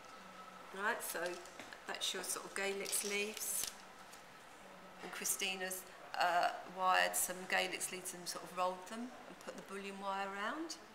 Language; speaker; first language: English; native; English